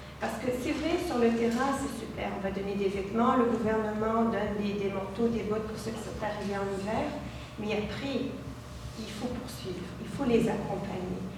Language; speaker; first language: French; non-native, local second language; Arabic